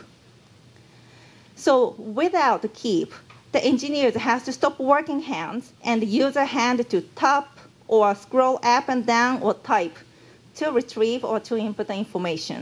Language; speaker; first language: English; non-native, fluent; Japanese